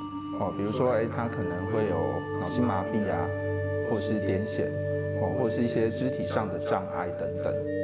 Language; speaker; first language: Chinese; native; Chinese